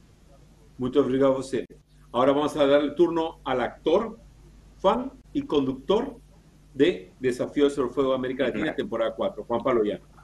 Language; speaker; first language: Portuguese; non-native, fluent; Spanish